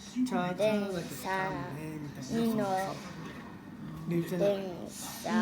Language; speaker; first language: Japanese; non-native, learner; Thai